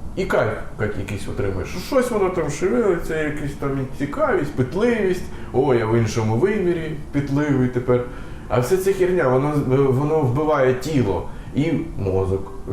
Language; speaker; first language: Ukrainian; non-native, local second language; Russian